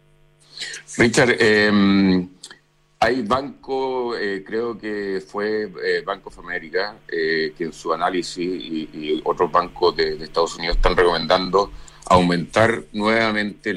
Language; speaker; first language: Spanish; native; Spanish